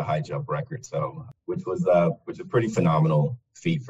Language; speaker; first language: English; native; English